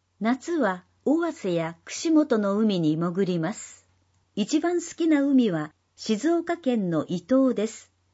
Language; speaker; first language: Japanese; non-native, fluent; Indonesian